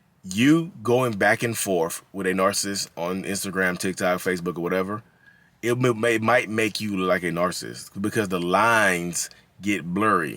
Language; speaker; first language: English; native; English